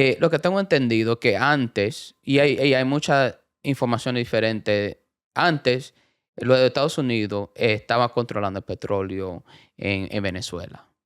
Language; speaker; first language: Spanish; early bilingual, heritage; Spanish